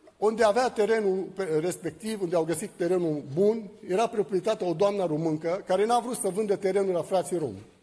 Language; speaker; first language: Romanian; non-native, fluent; Arabic